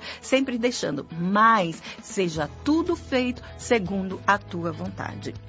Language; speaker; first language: Portuguese; native; Portuguese